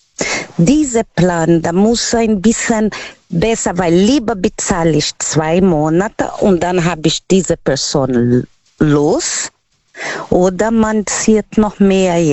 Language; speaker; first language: German; non-native, learner; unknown